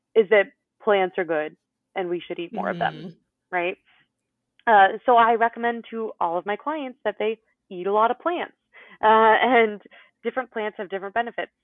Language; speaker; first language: English; native; English